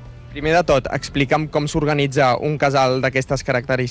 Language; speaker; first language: Catalan; native; Catalan